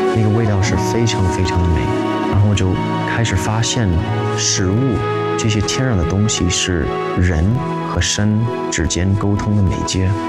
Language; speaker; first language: Chinese; non-native, fluent; English